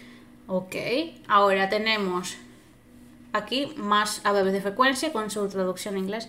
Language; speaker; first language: Spanish; non-native, fluent; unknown